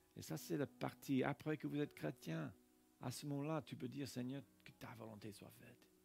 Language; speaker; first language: French; non-native, fluent; English